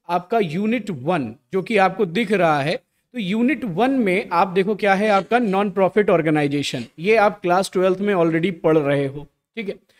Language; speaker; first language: Hindi; native; Hindi